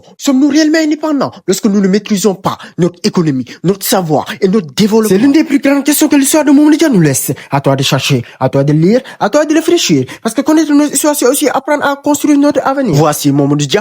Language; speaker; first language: French; non-native, local second language; Wolof